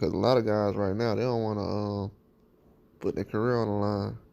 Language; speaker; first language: English; native; English